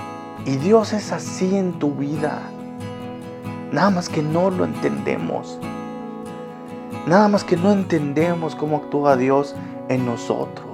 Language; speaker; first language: Spanish; native; Spanish